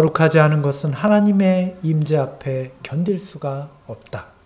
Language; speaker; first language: Korean; native; Korean